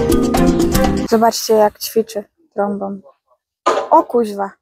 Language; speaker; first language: Polish; native; Polish